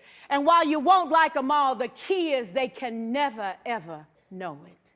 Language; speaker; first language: English; native; English